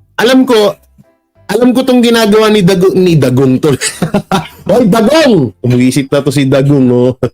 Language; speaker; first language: Filipino; non-native, local second language; Hiligaynon